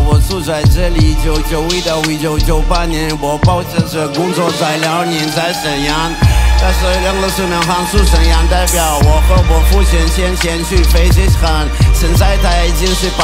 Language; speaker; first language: Chinese; non-native, learner; Russian